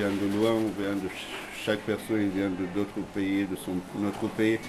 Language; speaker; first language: French; non-native, learner; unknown